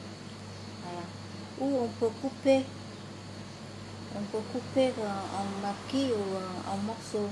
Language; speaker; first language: French; non-native, fluent; Vietnamese